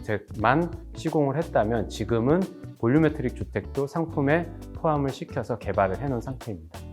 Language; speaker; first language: Korean; native; Korean